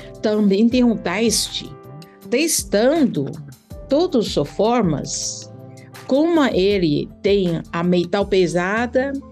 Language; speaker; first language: Portuguese; non-native, learner; Chinese